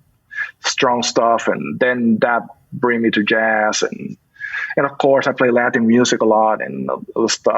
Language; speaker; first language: English; non-native, fluent; Spanish